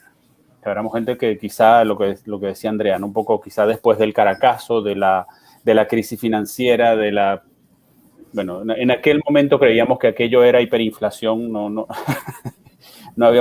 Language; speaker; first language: Spanish; native; Spanish